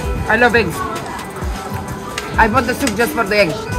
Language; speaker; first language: English; non-native, learner; Romanian